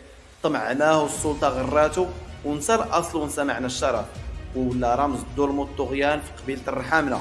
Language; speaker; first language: Arabic; native; Arabic